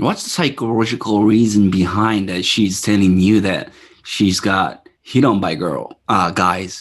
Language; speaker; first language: English; non-native, fluent; Japanese